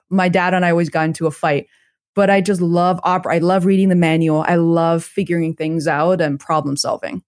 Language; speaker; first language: English; non-native, fluent; Chinese